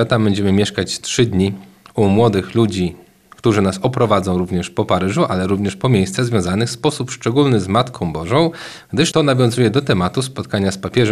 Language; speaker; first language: Polish; native; Polish